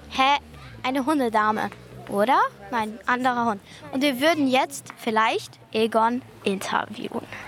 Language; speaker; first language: German; native; German